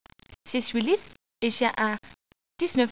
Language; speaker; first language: French; non-native, learner; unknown